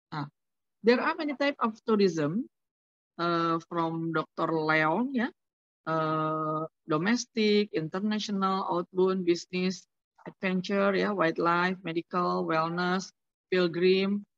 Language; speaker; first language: English; non-native, learner; Indonesian